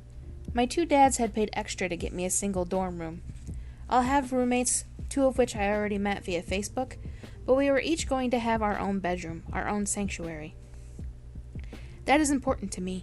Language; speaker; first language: English; native; English